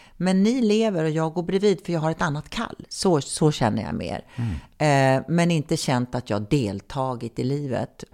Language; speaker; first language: Swedish; native; Swedish